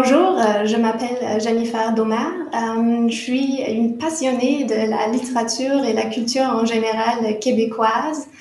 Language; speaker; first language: French; non-native, fluent; German